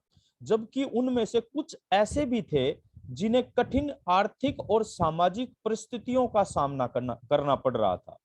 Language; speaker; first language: Hindi; native; Hindi